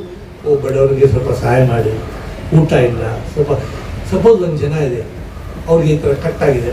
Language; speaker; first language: Kannada; non-native, local second language; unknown